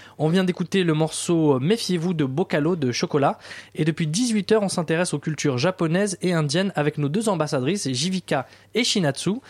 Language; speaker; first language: French; native; French